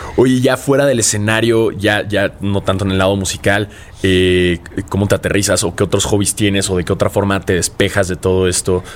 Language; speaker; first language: Spanish; native; Spanish